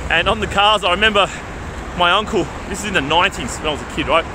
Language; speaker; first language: English; native; English